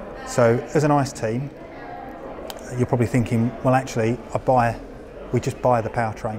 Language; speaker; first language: English; native; English